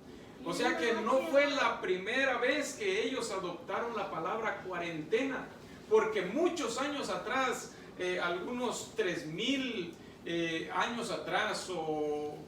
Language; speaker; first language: Spanish; native; Spanish